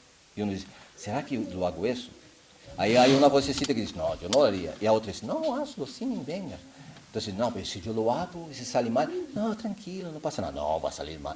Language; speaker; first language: Spanish; non-native, fluent; Portuguese